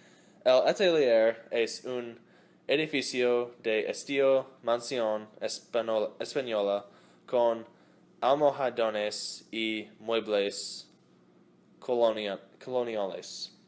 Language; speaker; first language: Spanish; non-native, learner; English